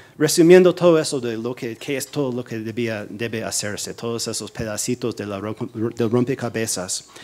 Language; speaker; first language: Spanish; non-native, fluent; English